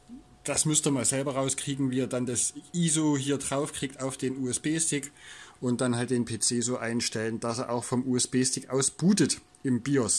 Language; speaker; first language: German; native; German